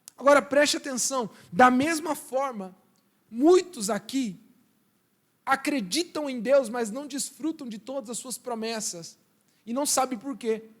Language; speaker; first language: Portuguese; early bilingual, other home language; Spanish